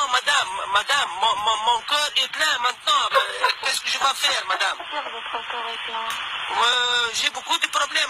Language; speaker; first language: French; non-native, learner; Arabic